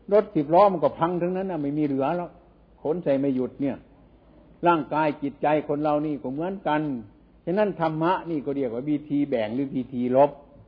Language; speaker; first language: Thai; non-native, local second language; Northeastern Thai